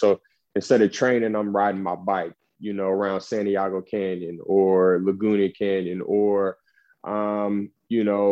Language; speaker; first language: English; native; English